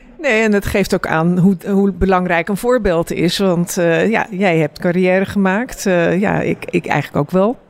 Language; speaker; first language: Dutch; native; Dutch